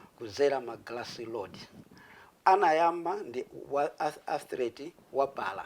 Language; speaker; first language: Nyanja; non-native, local second language; Tumbuka